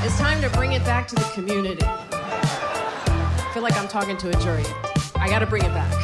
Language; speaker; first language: English; native; English